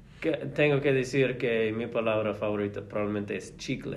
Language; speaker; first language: Spanish; non-native, fluent; English